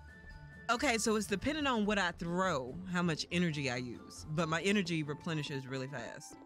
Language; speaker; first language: English; native; English